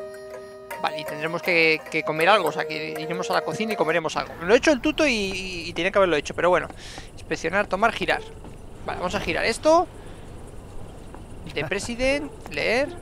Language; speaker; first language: Spanish; native; Spanish